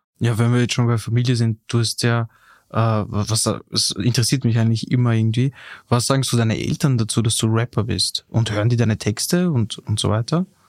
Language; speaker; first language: German; native; German